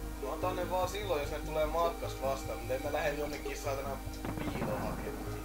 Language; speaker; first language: Finnish; native; Finnish